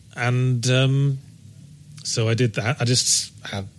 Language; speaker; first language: English; native; English